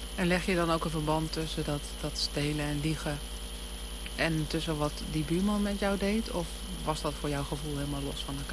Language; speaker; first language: Dutch; native; Dutch